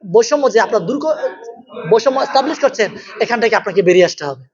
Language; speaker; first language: Bangla; non-native, local second language; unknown